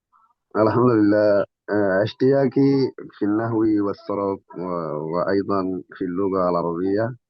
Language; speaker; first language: Arabic; non-native, fluent; Urdu